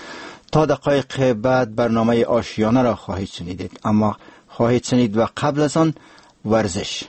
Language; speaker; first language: Persian; native; Persian